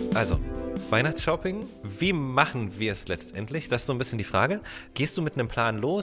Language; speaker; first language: German; native; German